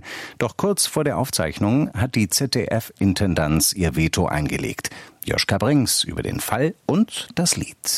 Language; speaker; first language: German; native; German